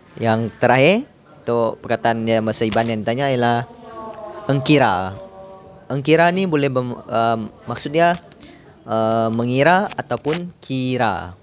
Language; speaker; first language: Malay; non-native, local second language; Iban